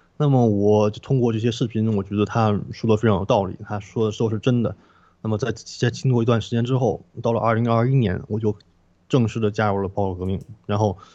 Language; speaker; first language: Chinese; non-native, local second language; Korean